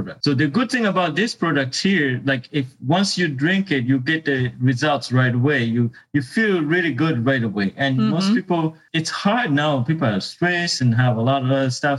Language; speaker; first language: English; non-native, local second language; Ganda